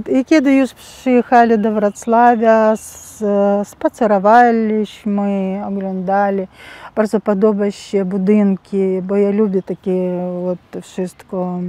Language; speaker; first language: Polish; non-native, learner; Russian